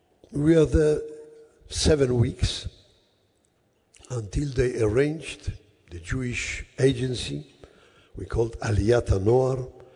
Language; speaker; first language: English; non-native, fluent; Yiddish